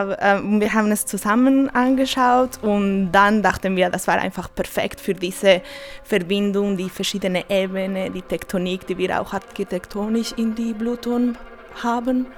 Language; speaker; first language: German; non-native, fluent; Spanish